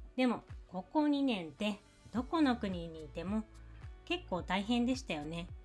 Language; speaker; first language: Japanese; native; Japanese